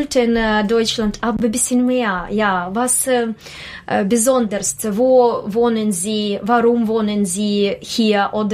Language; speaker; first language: German; non-native, learner; Russian